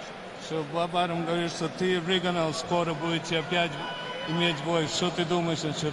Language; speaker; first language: Russian; early bilingual, heritage; Russian